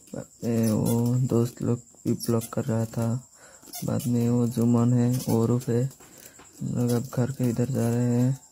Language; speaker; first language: Hindi; non-native, local second language; Assamese